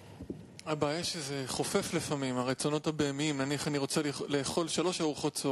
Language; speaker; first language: Hebrew; native; Hebrew